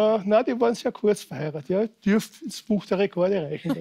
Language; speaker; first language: German; native; German